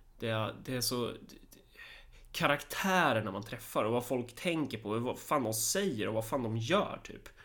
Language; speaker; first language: Swedish; native; Swedish